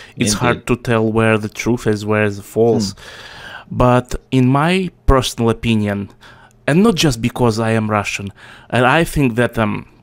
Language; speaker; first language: English; non-native, fluent; Russian